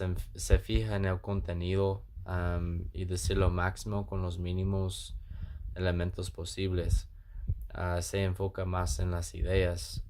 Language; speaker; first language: Spanish; non-native, learner; English